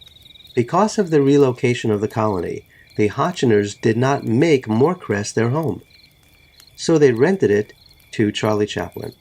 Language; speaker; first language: English; native; English